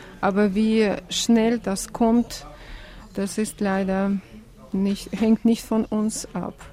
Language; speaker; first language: German; non-native, fluent; Russian